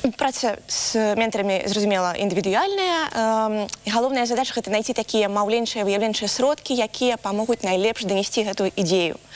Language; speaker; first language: Belarusian; non-native, local second language; Russian